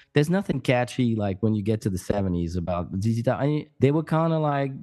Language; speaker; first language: English; non-native, fluent; French